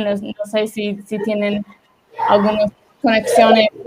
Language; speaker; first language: Spanish; non-native, learner; English